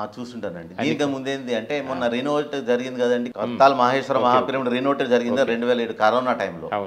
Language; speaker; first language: Telugu; native; Telugu